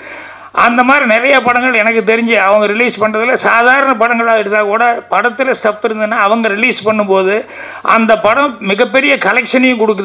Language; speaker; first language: Tamil; native; Tamil